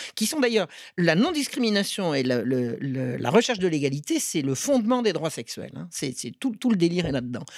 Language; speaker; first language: French; native; French